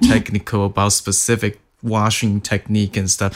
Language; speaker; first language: English; non-native, fluent; Chinese